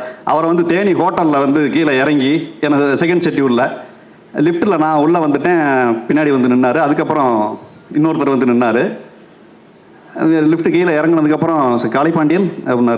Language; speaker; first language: Tamil; native; Tamil